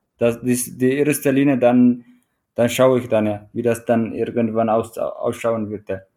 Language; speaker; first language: German; non-native, learner; Tigrinya